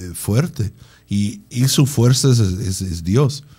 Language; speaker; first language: Spanish; non-native, fluent; English